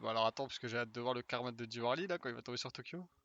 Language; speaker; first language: French; native; French